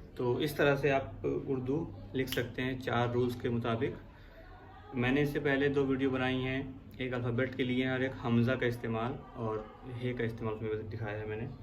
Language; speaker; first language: Hindi; native; Hindi